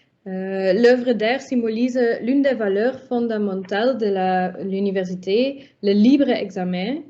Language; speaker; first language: French; non-native, local second language; Dutch